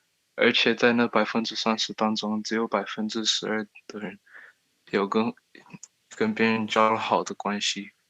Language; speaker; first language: Chinese; early bilingual, heritage; Chinese